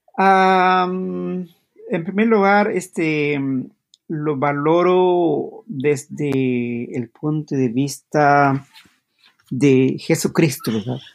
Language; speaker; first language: Spanish; non-native, local second language; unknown